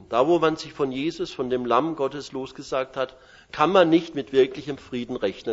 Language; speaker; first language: German; native; German